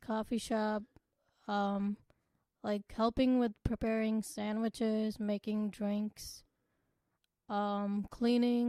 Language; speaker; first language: English; non-native, local second language; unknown